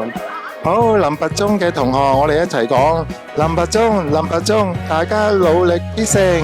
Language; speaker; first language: Cantonese; native; Cantonese